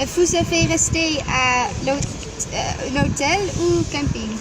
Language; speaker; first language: French; non-native, learner; Dutch